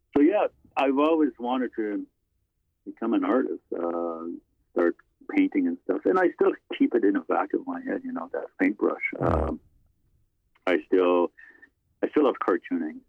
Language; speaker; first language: English; non-native, fluent; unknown